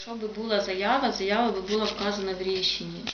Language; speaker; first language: Ukrainian; native; Ukrainian